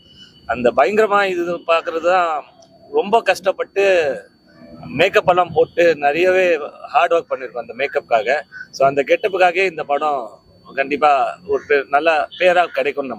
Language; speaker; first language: Tamil; native; Tamil